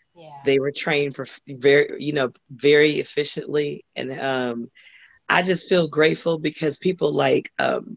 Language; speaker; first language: English; native; English